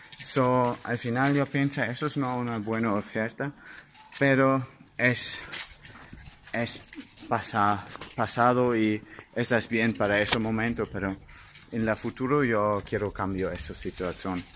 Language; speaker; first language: Spanish; non-native, learner; German